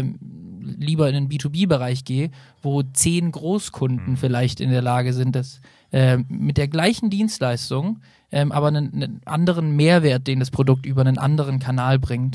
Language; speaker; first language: German; native; German